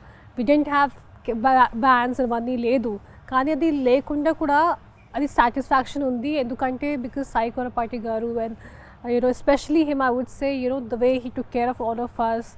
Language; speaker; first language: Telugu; non-native, local second language; Hindi